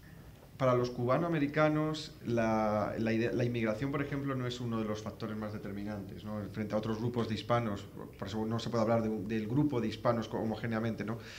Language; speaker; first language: Spanish; native; Spanish